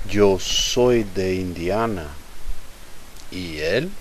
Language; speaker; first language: Spanish; non-native, fluent; English